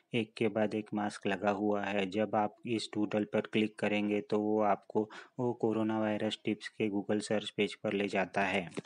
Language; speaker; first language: Hindi; native; Hindi